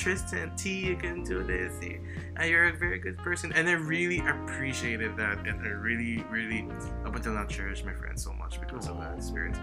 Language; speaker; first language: English; non-native, local second language; Filipino